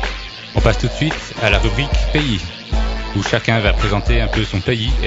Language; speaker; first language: French; native; French